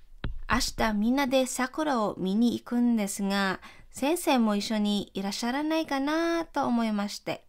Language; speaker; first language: Japanese; non-native, fluent; Filipino